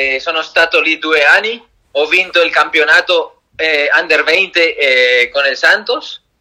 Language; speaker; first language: Italian; non-native, learner; Spanish